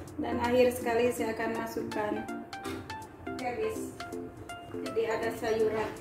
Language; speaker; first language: Indonesian; non-native, local second language; Sundanese